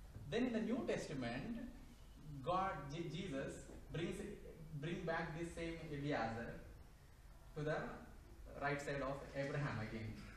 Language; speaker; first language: English; non-native, local second language; Telugu